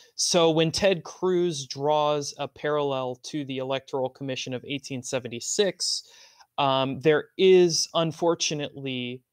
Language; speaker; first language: English; native; English